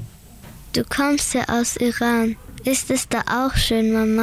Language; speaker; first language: German; early bilingual, other home language; Persian